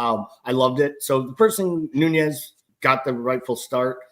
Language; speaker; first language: English; native; English